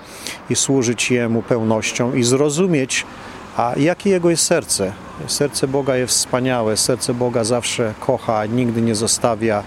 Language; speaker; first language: Polish; early bilingual, heritage; Polish